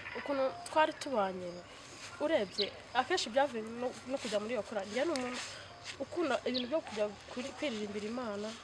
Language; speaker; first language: Kinyarwanda; native; Kinyarwanda